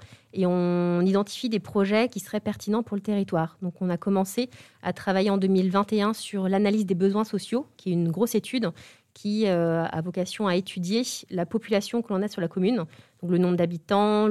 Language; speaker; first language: French; native; French